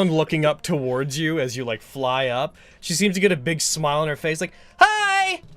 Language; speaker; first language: English; native; English